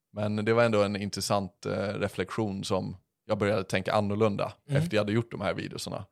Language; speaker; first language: Swedish; early bilingual, other home language; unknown